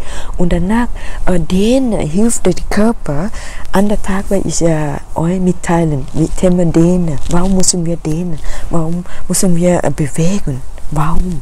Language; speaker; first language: German; non-native, learner; Thai